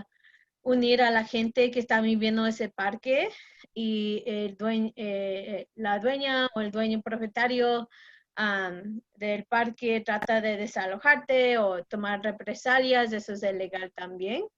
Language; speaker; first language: Spanish; non-native, fluent; English